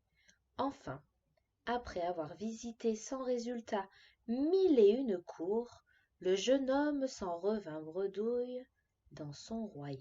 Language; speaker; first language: French; native; French